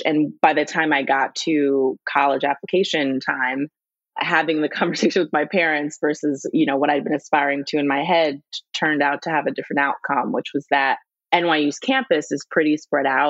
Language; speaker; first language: English; native; English